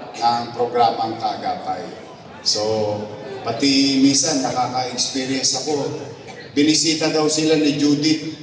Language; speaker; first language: Filipino; native; Filipino